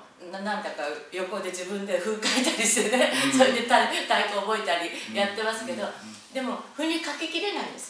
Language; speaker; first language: Japanese; native; Japanese